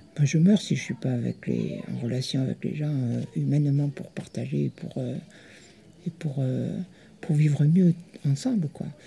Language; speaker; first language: French; early bilingual, other home language; Italian